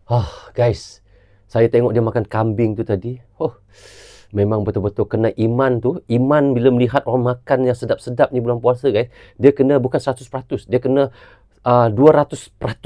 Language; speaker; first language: Malay; native; Malay